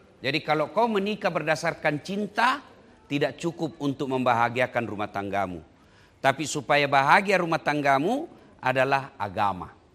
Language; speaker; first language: Indonesian; non-native, local second language; Buginese